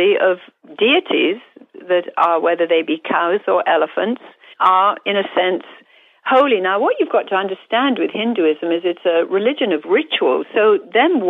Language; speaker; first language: English; native; English